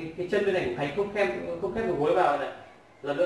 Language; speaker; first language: Vietnamese; native; Vietnamese